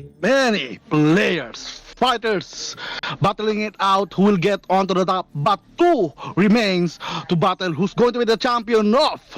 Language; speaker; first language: English; non-native, fluent; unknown